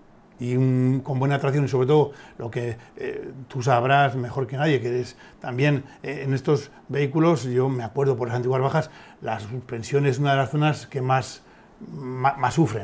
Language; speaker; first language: Spanish; native; Spanish